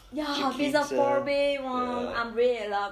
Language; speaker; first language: English; non-native, learner; Vietnamese